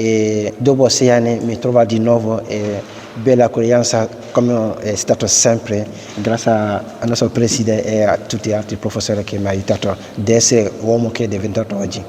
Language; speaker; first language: Italian; non-native, fluent; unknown